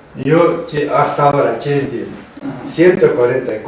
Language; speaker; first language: Spanish; non-native, learner; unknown